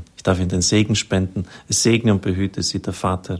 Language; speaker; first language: German; native; German